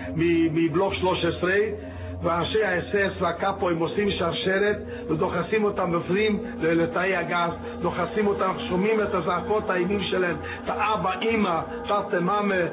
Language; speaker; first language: Hebrew; non-native, fluent; Hungarian